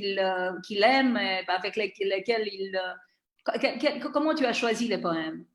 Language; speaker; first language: French; non-native, fluent; Romanian